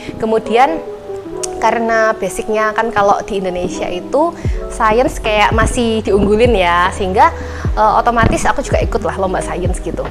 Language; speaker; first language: Indonesian; native; Indonesian